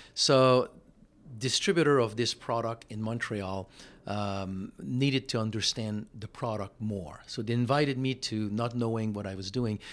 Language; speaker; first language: English; non-native, fluent; French